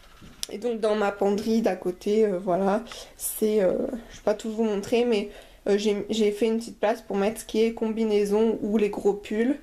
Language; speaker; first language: French; native; French